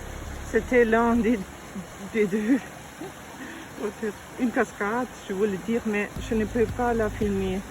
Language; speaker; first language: French; non-native, learner; German